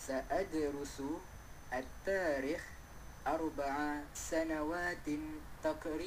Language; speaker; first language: Arabic; non-native, learner; Malay